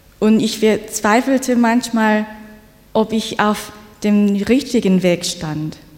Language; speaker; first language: German; non-native, fluent; Korean